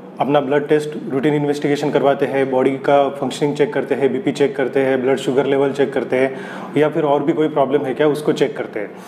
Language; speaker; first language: Hindi; non-native, local second language; Marathi